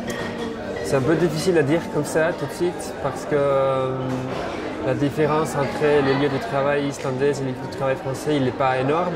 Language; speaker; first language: French; non-native, fluent; Icelandic